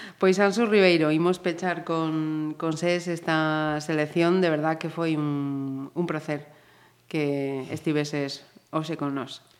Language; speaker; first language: Galician; non-native, local second language; Spanish